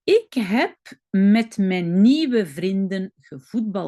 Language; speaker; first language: Dutch; non-native, fluent; French